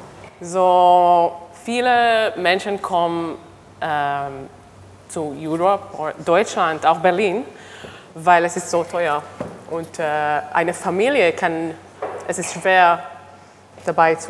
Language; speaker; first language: German; non-native, learner; Hebrew